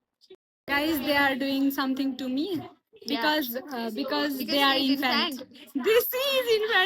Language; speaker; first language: English; non-native, learner; Nepali